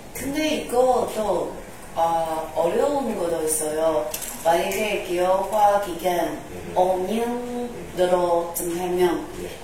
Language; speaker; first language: Korean; non-native, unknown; Chinese